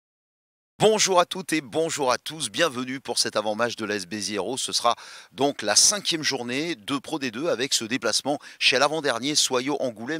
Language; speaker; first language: French; native; French